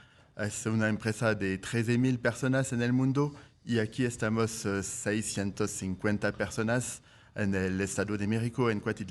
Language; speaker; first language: Spanish; non-native, fluent; French